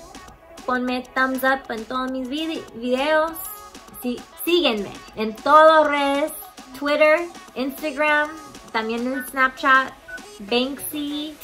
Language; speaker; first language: Spanish; early bilingual, heritage; Spanish